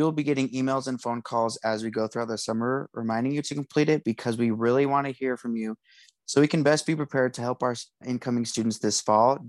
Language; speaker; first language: English; native; English